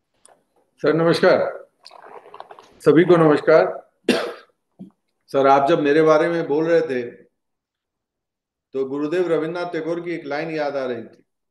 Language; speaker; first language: Hindi; native; Hindi